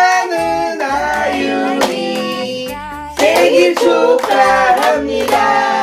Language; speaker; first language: Korean; native; Korean